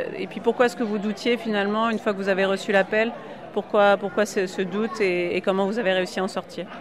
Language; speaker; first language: French; native; French